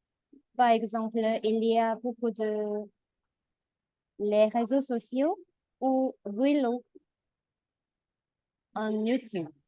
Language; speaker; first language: French; non-native, learner; Korean